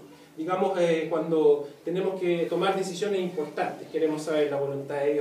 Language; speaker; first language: Spanish; native; Spanish